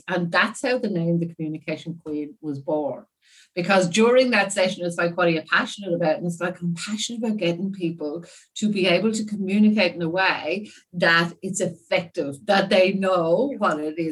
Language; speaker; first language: English; native; English